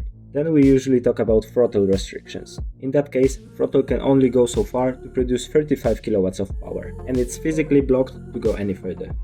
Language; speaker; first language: English; non-native, fluent; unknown